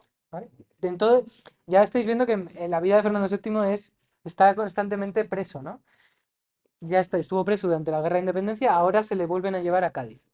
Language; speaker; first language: Spanish; native; Spanish